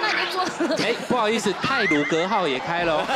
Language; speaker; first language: Chinese; non-native, fluent; French